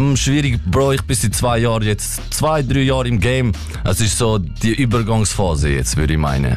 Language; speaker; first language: German; native; German